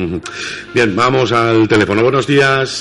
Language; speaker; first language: Spanish; native; Spanish